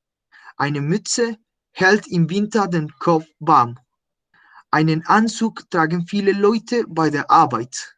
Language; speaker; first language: German; non-native, fluent; Spanish